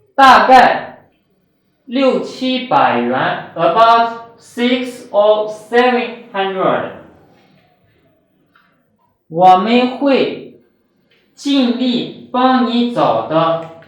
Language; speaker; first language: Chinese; non-native, fluent; Urdu